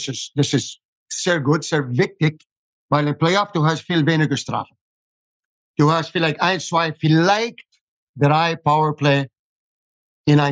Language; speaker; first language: German; non-native, fluent; English